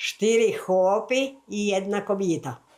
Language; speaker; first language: Polish; early bilingual, heritage; Polish